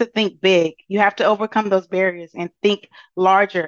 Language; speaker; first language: English; native; English